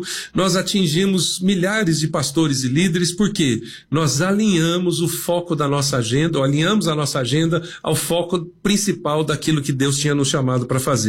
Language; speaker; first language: Portuguese; native; Portuguese